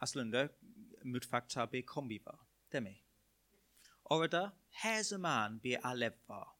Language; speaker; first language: Turkish; non-native, fluent; English